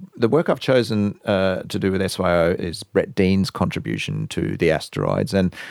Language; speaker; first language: English; native; English